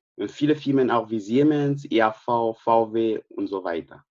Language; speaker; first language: German; non-native, fluent; French